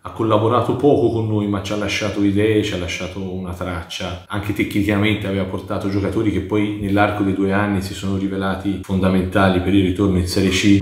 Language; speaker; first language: Italian; native; Italian